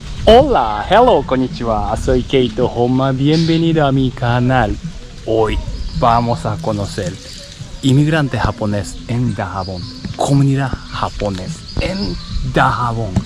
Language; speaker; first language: Spanish; non-native, learner; Japanese